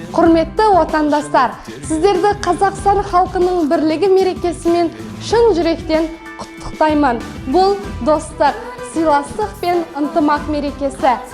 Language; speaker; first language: Kazakh; non-native, local second language; Uzbek